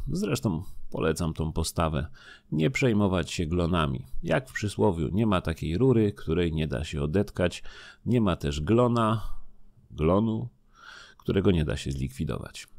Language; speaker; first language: Polish; native; Polish